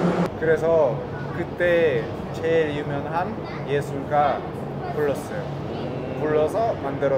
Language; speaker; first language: Korean; non-native, learner; Russian